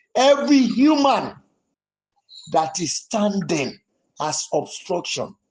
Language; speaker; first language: English; non-native, local second language; Yoruba